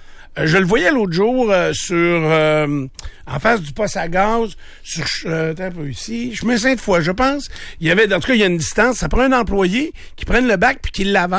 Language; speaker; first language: French; native; French